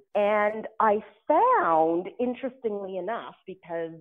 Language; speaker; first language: English; native; English